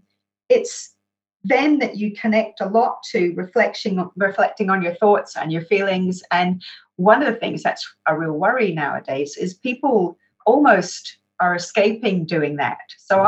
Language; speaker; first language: English; native; English